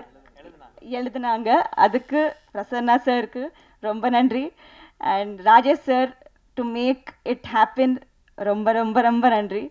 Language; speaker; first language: Tamil; non-native, learner; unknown